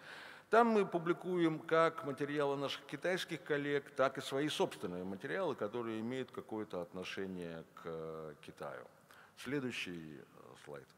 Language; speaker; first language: Russian; native; Russian